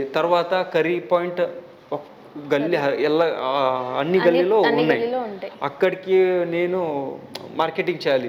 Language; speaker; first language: Telugu; non-native, local second language; Hindi